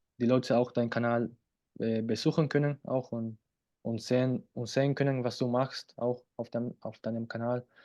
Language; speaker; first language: German; non-native, fluent; Spanish